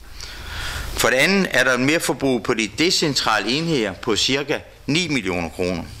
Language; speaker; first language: Danish; native; Danish